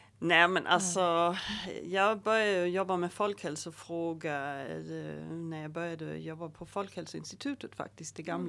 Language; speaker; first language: Swedish; native; Swedish